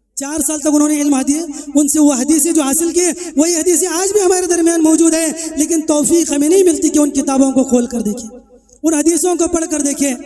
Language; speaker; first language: Urdu; native; Urdu